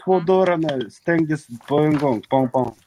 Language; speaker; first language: Swedish; non-native, local second language; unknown